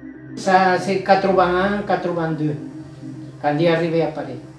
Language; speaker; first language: French; non-native, learner; Spanish